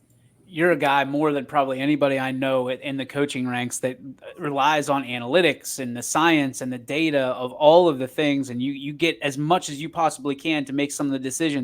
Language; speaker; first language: English; native; English